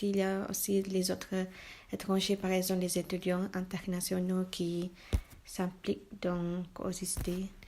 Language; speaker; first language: French; non-native, learner; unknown